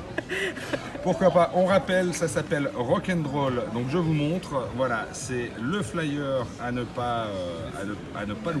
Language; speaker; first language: French; native; French